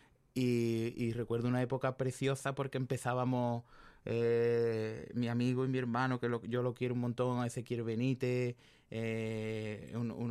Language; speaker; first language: Spanish; native; Spanish